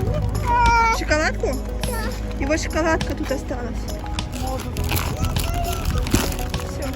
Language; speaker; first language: Russian; native; Russian